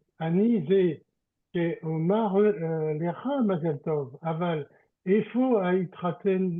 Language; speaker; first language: Hebrew; non-native, learner; French